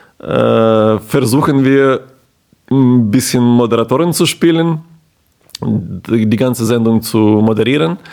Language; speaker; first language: German; non-native, fluent; Ukrainian